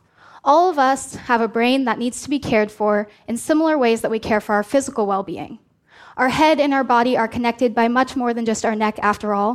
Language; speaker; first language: English; native; English